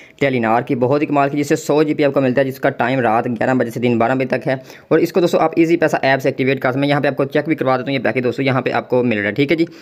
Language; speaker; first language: Urdu; non-native, local second language; Punjabi